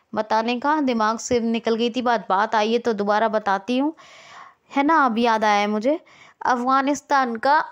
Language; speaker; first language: Hindi; native; Hindi